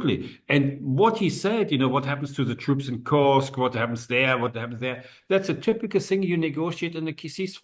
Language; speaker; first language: English; non-native, fluent; German